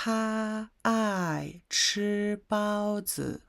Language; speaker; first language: Chinese; non-native, fluent; Mongolian